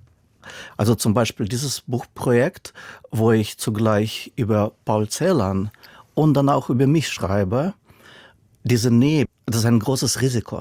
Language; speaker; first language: German; non-native, fluent; Russian